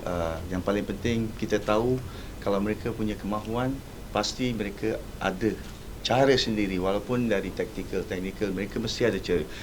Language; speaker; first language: Malay; native; Malay